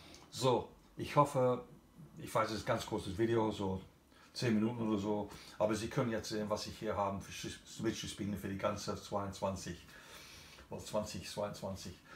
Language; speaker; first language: German; non-native, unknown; English